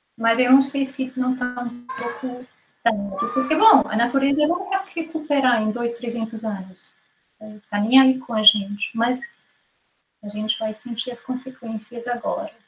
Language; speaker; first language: Portuguese; non-native, fluent; Hungarian